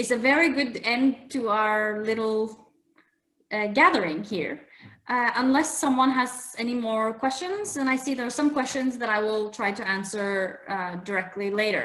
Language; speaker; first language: English; non-native, fluent; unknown